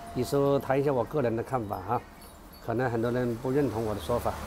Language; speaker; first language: Chinese; native; Chinese